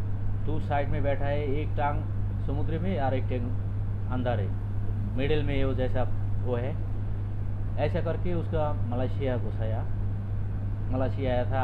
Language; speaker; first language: Hindi; non-native, learner; Bangla